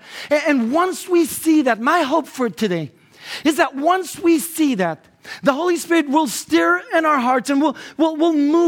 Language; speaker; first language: English; non-native, fluent; Spanish